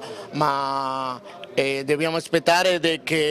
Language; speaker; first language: Italian; non-native, learner; Spanish